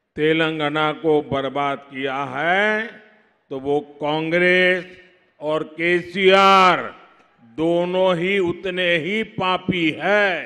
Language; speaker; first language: Hindi; non-native, local second language; Gujarati